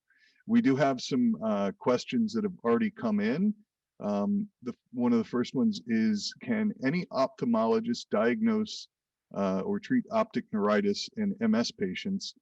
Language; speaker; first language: English; native; English